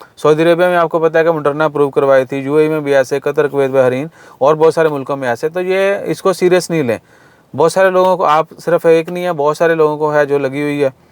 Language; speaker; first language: Urdu; non-native, local second language; Punjabi